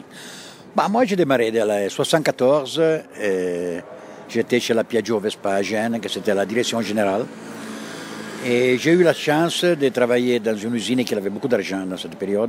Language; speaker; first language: French; non-native, fluent; Italian